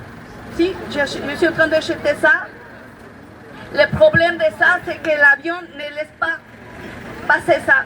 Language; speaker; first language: French; non-native, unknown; Spanish